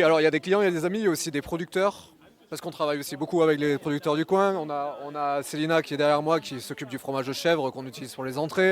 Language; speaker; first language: French; native; French